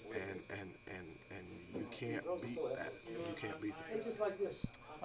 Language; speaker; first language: English; native; English